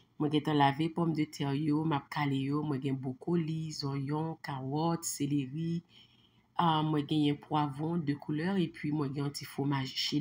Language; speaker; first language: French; non-native, learner; Haitian Creole